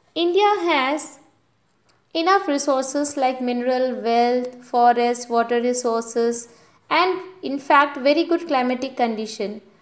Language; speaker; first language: English; non-native, local second language; Hindi